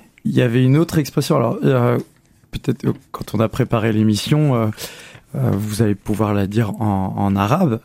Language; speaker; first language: French; native; French